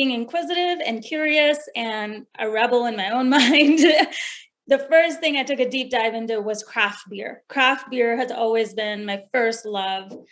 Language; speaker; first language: English; non-native, local second language; Hindi